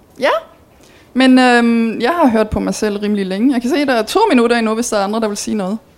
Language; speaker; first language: Danish; early bilingual, heritage; Danish